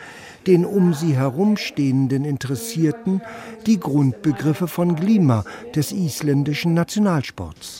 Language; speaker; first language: German; native; German